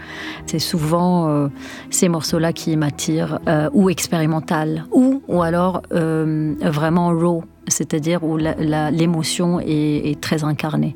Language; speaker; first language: French; non-native, local second language; Arabic